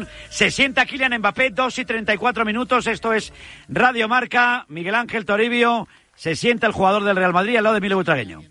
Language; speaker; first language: Spanish; native; Spanish